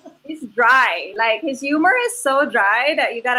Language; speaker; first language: English; non-native, local second language; Filipino